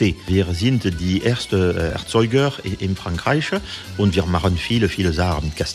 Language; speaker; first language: German; non-native, learner; French